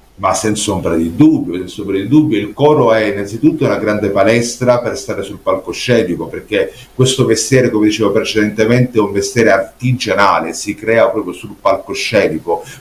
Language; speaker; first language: Italian; native; Italian